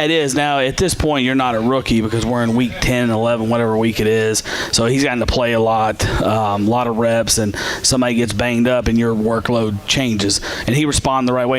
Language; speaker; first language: English; native; English